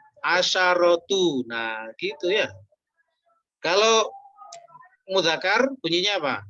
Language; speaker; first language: Indonesian; native; Indonesian